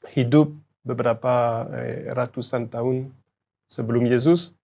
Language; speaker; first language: Indonesian; non-native, learner; French